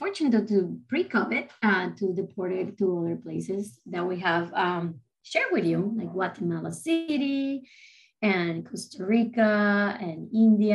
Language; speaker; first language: English; non-native, fluent; Spanish